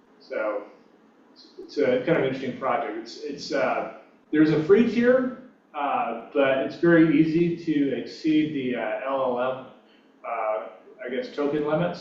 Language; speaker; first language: English; native; English